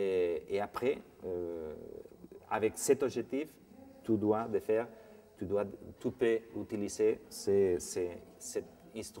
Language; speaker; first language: French; non-native, fluent; Spanish